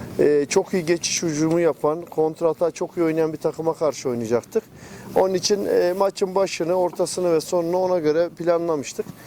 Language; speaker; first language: Turkish; native; Turkish